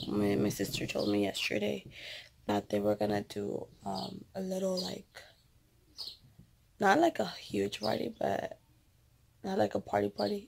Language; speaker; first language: English; early bilingual, other home language; Spanish